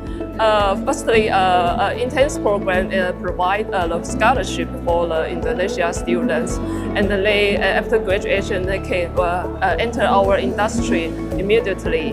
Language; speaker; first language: English; non-native, learner; Chinese